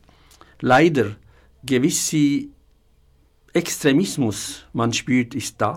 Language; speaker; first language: German; non-native, fluent; Arabic